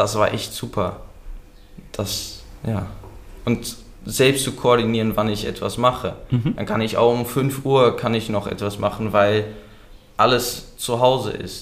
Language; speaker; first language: German; early bilingual, other home language; Dutch